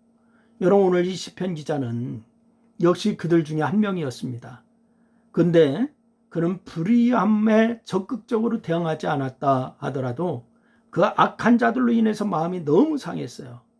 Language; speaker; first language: Korean; native; Korean